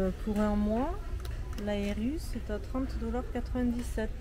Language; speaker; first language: French; native; French